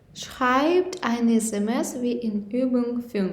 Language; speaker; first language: German; non-native, fluent; Ukrainian